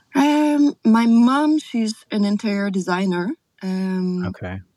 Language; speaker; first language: English; non-native, fluent; French